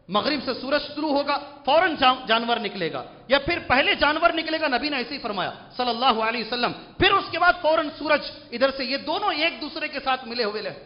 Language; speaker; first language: Urdu; native; Urdu